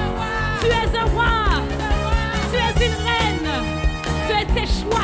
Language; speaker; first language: French; native; French